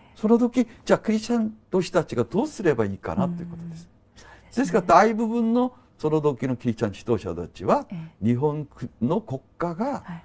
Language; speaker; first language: Japanese; non-native, fluent; Korean